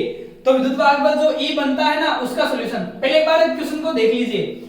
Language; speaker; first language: Hindi; native; Hindi